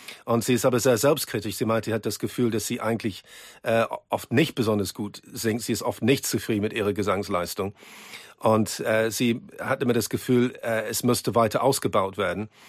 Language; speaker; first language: German; non-native, fluent; English